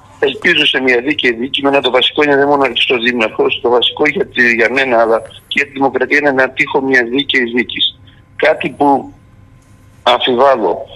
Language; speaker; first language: Greek; native; Greek